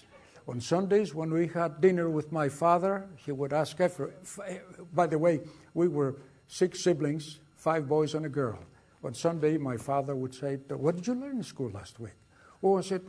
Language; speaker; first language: English; non-native, fluent; Greek